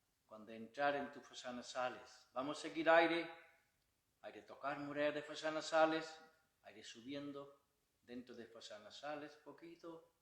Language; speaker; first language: Spanish; non-native, learner; Bangla